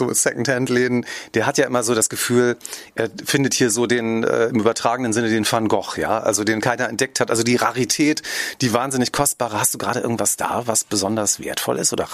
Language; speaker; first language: German; native; German